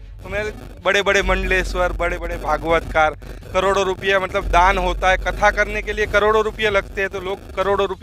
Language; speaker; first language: Hindi; native; Hindi